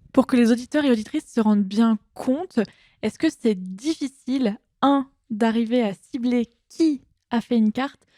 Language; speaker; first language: French; native; French